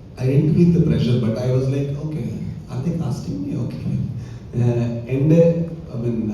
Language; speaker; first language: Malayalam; non-native, learner; Kannada